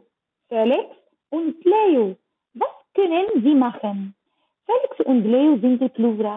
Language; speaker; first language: German; non-native, learner; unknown